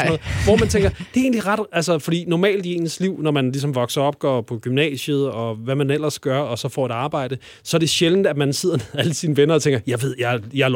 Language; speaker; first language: Danish; native; Danish